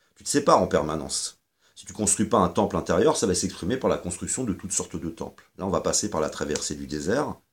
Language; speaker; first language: French; native; French